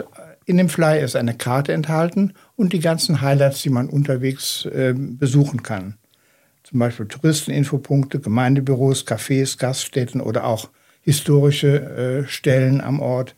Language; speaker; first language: German; native; German